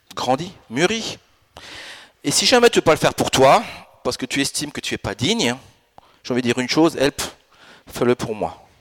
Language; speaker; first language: French; early bilingual, other home language; Italian